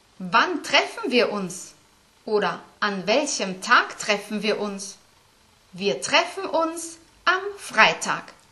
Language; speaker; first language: German; native; German